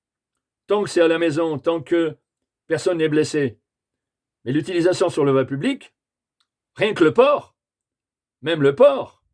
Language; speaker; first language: French; native; French